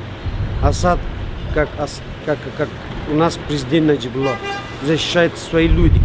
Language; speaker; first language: Russian; non-native, learner; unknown